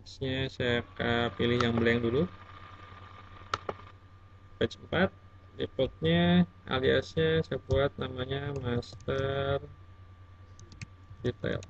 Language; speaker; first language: Indonesian; native; Indonesian